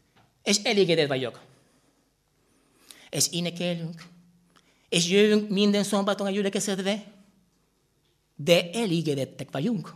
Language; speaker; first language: Hungarian; non-native, fluent; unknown